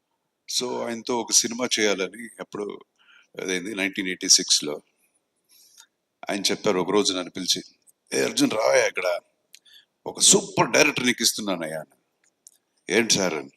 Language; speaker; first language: Telugu; non-native, fluent; Kannada